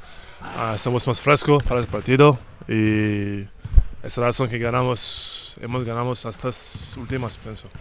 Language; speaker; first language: Spanish; non-native, learner; French